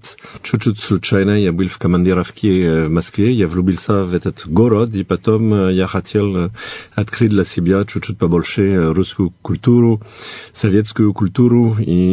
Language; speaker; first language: Russian; non-native, fluent; French